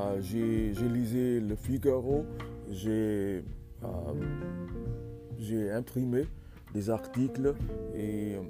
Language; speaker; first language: French; non-native, learner; English